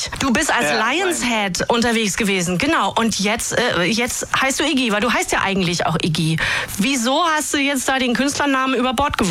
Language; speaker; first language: German; native; German